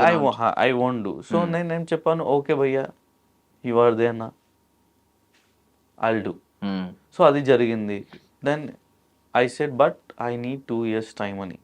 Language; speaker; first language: Telugu; non-native, local second language; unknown